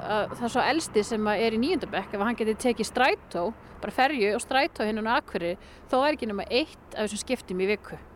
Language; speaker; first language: Icelandic; native; Icelandic